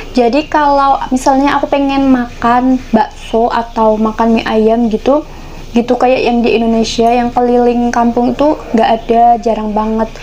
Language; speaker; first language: Indonesian; native; Indonesian